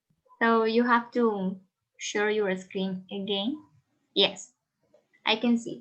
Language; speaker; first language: English; non-native, learner; Spanish